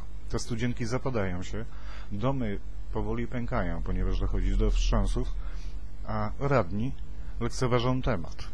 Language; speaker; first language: Polish; native; Polish